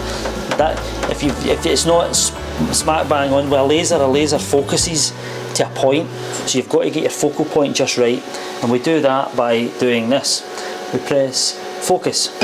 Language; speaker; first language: English; native; English